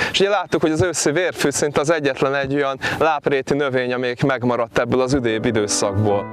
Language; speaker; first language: Hungarian; native; Hungarian